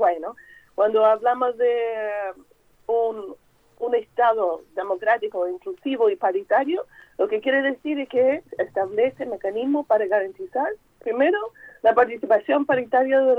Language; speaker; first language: Spanish; non-native, fluent; English